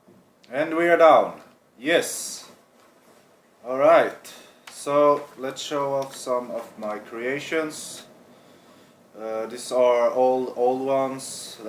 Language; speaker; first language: English; non-native, fluent; Swedish